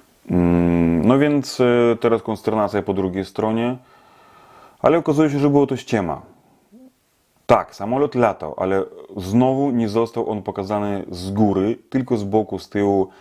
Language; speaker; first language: Polish; non-native, fluent; Russian